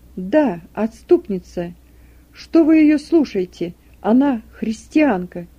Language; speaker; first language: Russian; native; Russian